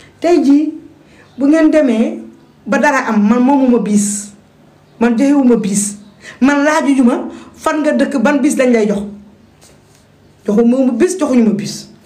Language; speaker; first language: Wolof; non-native, local second language; Fula